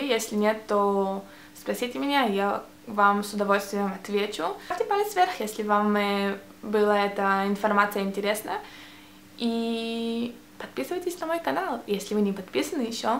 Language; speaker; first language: Russian; early bilingual, heritage; Russian